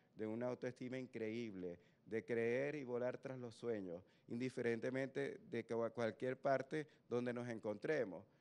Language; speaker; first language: Spanish; native; Spanish